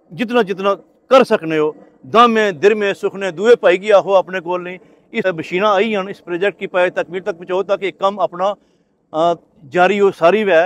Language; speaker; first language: Urdu; non-native, local second language; Pahari-Potwari